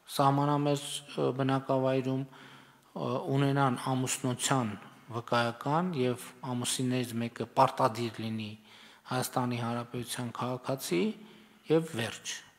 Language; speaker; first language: Armenian; native; Armenian